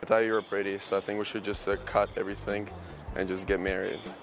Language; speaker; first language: English; early bilingual, other home language; Russian